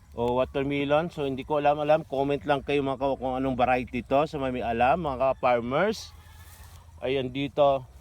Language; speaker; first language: Filipino; non-native, local second language; Cebuano